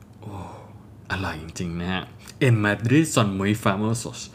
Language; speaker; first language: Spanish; non-native, fluent; Thai